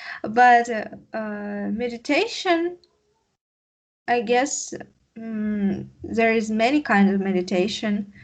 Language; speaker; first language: English; non-native, learner; Russian